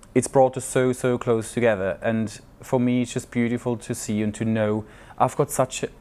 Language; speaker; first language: English; non-native, fluent; Swiss German